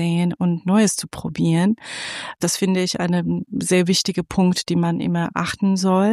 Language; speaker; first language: German; non-native, fluent; Persian